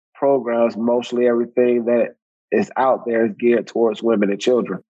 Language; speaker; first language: English; native; English